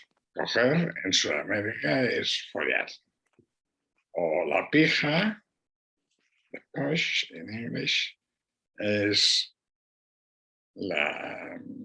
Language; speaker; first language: Spanish; non-native, local second language; Catalan